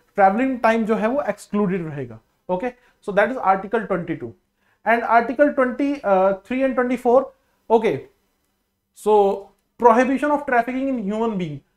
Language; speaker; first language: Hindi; non-native, local second language; Punjabi